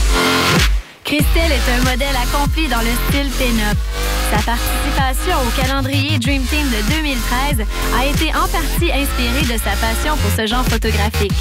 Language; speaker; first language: French; native; French